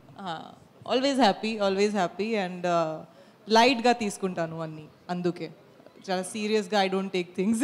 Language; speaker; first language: Telugu; non-native, fluent; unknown